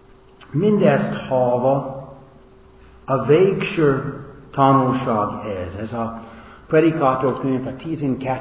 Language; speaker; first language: Hungarian; non-native, fluent; English